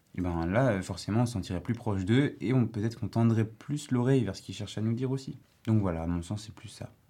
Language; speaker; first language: French; native; French